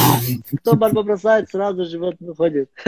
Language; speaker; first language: Russian; non-native, learner; Azerbaijani